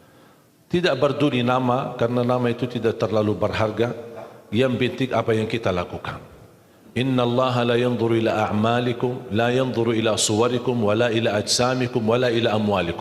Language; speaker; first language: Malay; non-native, fluent; Arabic